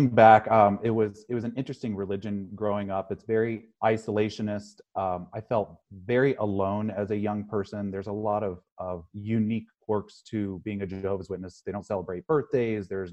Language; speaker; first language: English; native; English